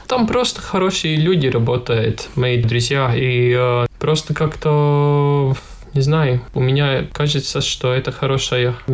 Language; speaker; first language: Russian; non-native, local second language; Latvian